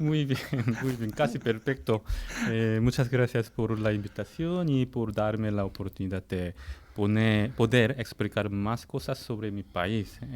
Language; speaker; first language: Spanish; non-native, fluent; Korean